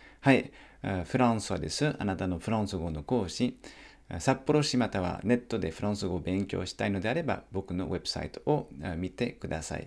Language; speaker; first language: Japanese; non-native, fluent; French